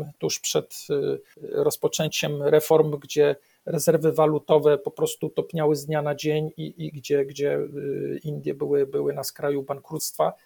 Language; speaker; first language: Polish; native; Polish